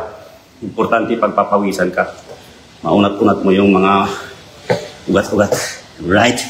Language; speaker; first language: Filipino; native; Filipino